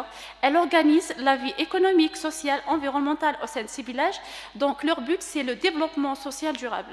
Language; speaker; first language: French; non-native, local second language; Kabyle